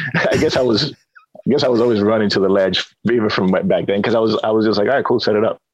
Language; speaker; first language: English; early bilingual, other home language; Spanish